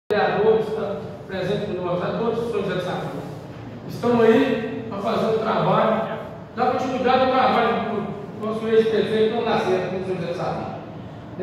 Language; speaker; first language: Portuguese; native; Portuguese